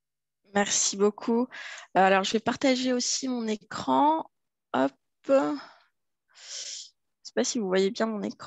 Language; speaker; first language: French; native; French